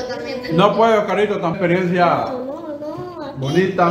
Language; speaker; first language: Spanish; native; Spanish